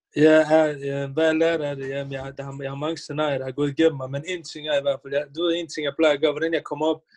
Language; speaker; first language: Danish; early bilingual, other home language; Bosnian